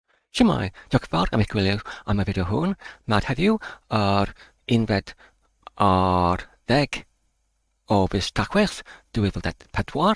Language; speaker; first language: Welsh; non-native, learner; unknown